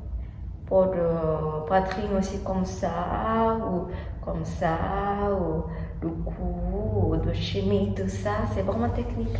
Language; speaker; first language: French; non-native, learner; Japanese